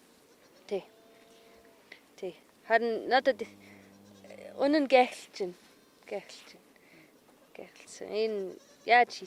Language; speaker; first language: Mongolian; non-native, learner; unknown